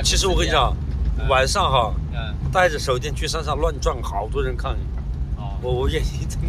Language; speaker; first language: Chinese; native; Chinese